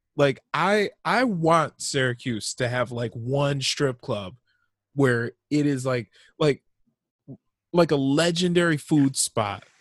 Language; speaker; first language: English; native; English